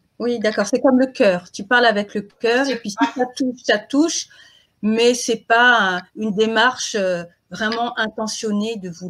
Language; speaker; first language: French; native; French